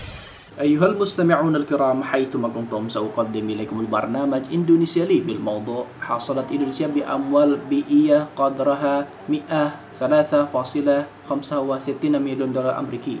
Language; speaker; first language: Arabic; non-native, fluent; Indonesian